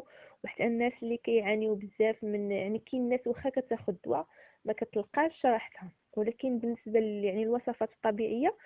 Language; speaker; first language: Arabic; native; Arabic